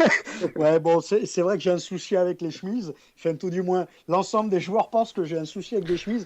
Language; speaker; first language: French; native; French